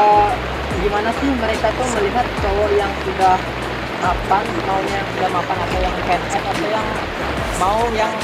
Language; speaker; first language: Indonesian; native; Indonesian